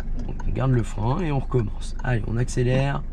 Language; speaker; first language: French; native; French